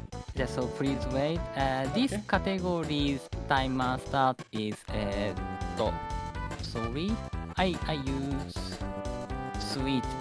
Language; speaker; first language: English; non-native, learner; Japanese